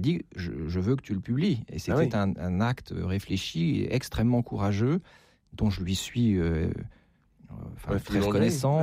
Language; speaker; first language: French; native; French